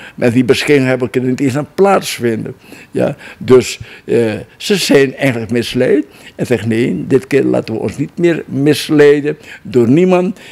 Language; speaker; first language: Dutch; non-native, local second language; Javanese